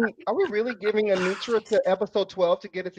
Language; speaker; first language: English; native; English